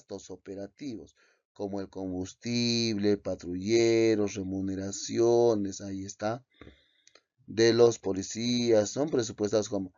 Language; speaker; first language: Spanish; native; Spanish